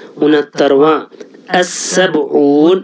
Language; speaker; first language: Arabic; non-native, fluent; Urdu